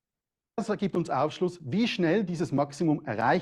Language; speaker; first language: German; native; German